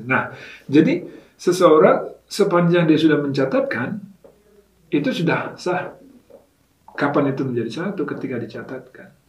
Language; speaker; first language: Indonesian; native; Indonesian